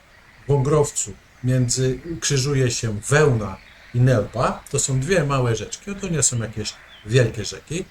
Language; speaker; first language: Polish; native; Polish